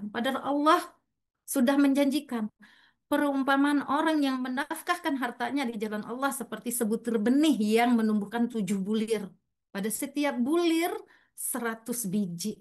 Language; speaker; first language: Indonesian; native; Indonesian